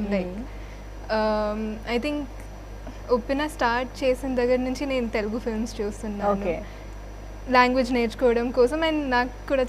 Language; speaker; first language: Telugu; non-native, fluent; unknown